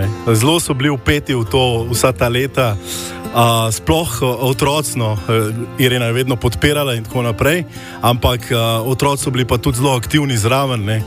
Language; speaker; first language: Slovenian; native; Slovenian